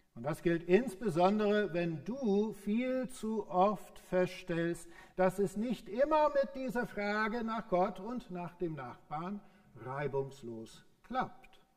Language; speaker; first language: German; non-native, fluent; English